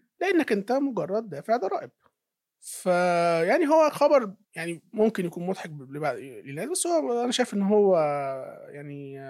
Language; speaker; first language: Arabic; native; Arabic